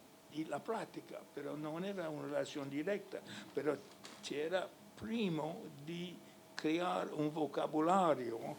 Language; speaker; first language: Italian; non-native, fluent; English